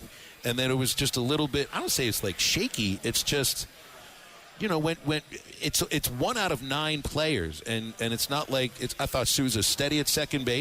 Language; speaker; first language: English; native; English